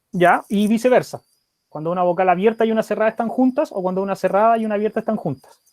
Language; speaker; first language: Spanish; native; Spanish